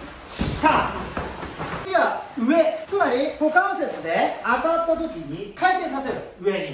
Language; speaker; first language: Japanese; native; Japanese